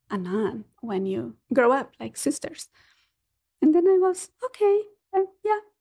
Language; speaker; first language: English; non-native, fluent; Portuguese